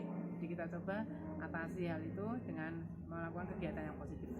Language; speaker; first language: Indonesian; native; Indonesian